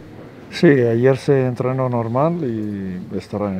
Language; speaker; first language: Spanish; non-native, fluent; Serbian